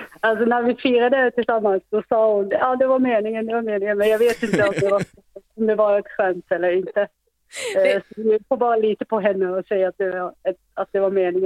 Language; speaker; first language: Swedish; non-native, fluent; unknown